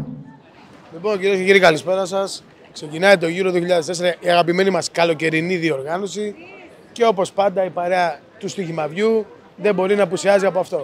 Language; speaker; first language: Greek; native; Greek